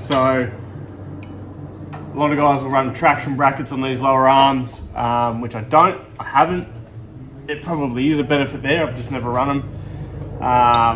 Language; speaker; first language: English; native; English